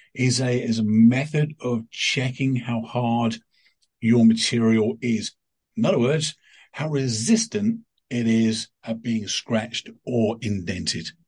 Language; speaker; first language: English; native; English